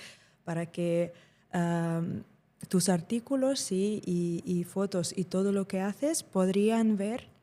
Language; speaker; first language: Spanish; non-native, fluent; Ukrainian